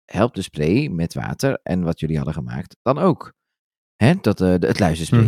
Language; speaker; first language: Dutch; native; Dutch